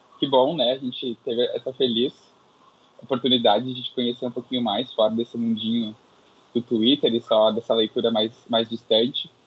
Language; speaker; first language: Portuguese; native; Portuguese